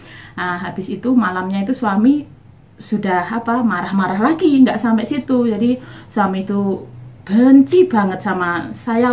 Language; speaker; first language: Indonesian; non-native, local second language; Javanese